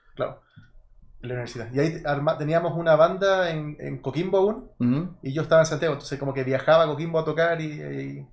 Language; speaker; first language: Spanish; native; Spanish